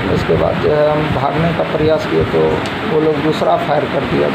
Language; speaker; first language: Hindi; native; Hindi